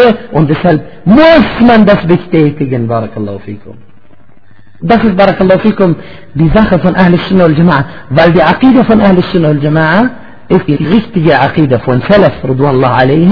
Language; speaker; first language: German; non-native, fluent; Arabic